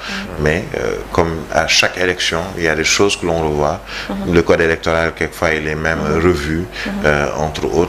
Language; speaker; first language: French; non-native, local second language; Wolof